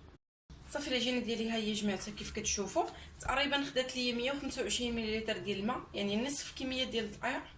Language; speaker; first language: Arabic; native; Arabic